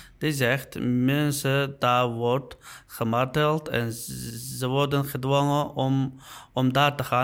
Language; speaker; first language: Dutch; non-native, learner; Uyghur